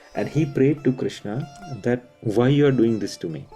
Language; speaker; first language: English; non-native, local second language; Hindi